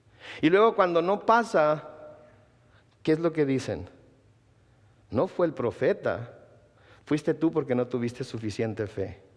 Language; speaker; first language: Spanish; native; Spanish